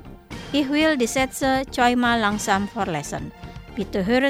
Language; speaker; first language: German; non-native, fluent; Indonesian